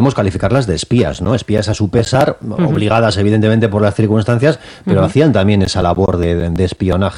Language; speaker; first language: Spanish; native; Spanish